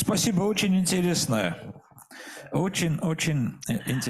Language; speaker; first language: Russian; non-native, fluent; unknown